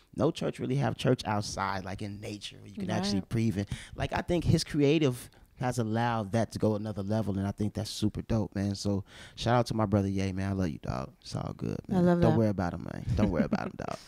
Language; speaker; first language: English; native; English